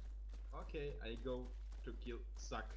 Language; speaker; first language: English; non-native, learner; Russian